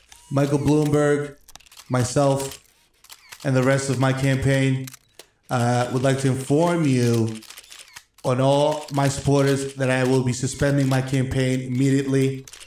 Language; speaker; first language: English; native; English